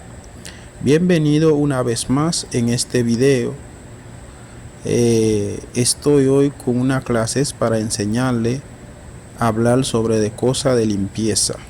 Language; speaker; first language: Spanish; non-native, fluent; Haitian Creole